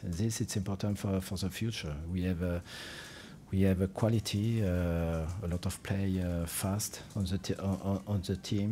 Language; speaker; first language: English; non-native, fluent; French